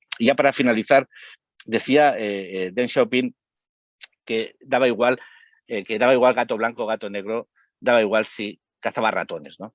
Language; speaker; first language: Spanish; native; Spanish